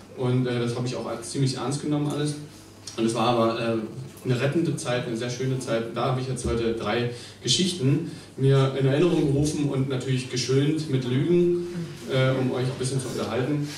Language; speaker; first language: German; native; German